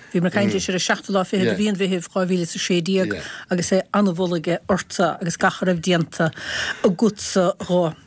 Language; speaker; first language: Irish; native; Irish